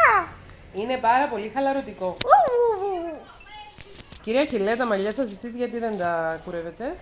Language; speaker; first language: Greek; native; Greek